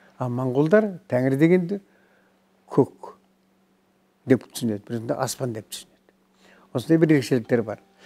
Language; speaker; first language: Kazakh; native; Kazakh